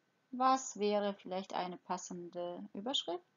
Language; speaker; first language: German; non-native, fluent; Croatian